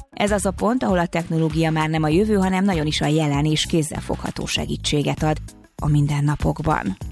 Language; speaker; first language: Hungarian; native; Hungarian